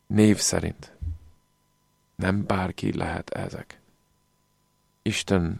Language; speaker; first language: Hungarian; non-native, fluent; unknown